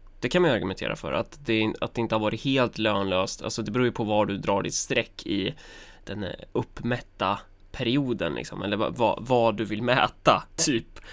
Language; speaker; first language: Swedish; native; Swedish